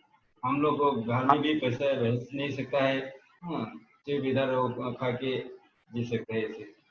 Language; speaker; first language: Hindi; non-native, local second language; Bangla